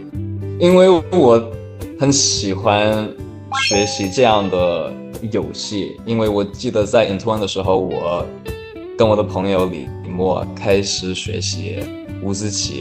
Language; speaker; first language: Chinese; non-native, fluent; English